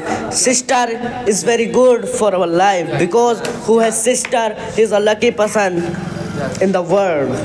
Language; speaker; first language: English; non-native, learner; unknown